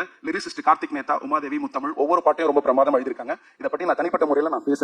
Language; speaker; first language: Tamil; native; Tamil